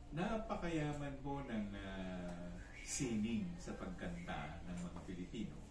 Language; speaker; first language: Filipino; native; Filipino